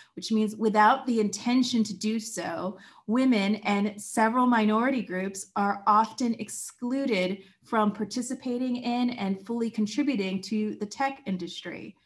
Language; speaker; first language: English; native; English